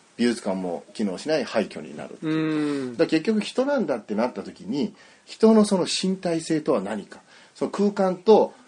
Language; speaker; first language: Japanese; native; Japanese